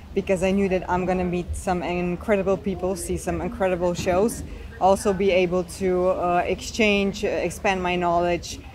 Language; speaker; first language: English; non-native, fluent; Slovenian